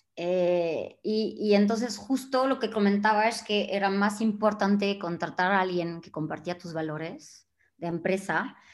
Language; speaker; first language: Spanish; non-native, fluent; French